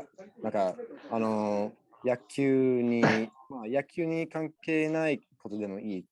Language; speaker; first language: Japanese; non-native, learner; English